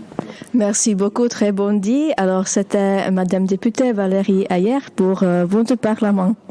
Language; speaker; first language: French; non-native, learner; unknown